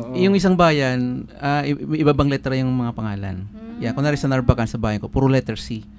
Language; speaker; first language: Filipino; non-native, local second language; Iloko